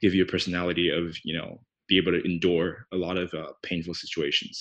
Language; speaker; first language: English; non-native, fluent; Chinese